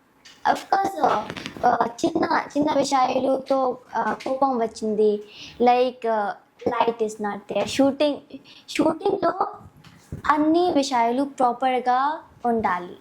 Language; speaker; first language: Telugu; non-native, local second language; Hindi